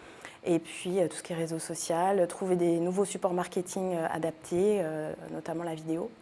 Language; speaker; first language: French; native; French